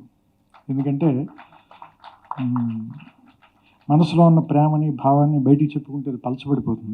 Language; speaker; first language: Telugu; native; Telugu